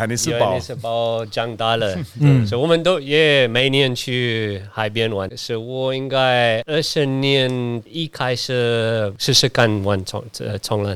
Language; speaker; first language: Chinese; non-native, learner; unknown